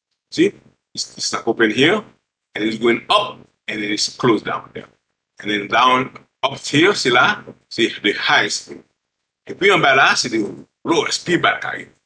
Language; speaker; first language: English; non-native, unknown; Haitian Creole